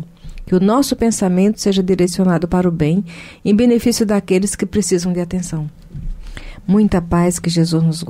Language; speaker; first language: Portuguese; native; Portuguese